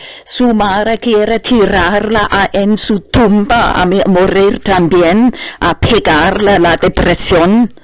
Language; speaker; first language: Spanish; non-native, fluent; German